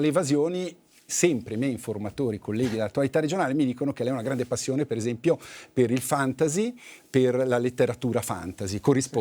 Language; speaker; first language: Italian; native; Italian